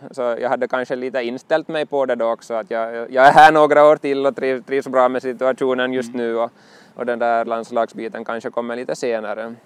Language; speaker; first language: Swedish; native; Swedish